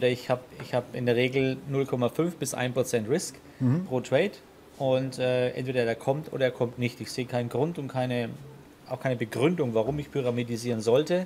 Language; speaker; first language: German; native; German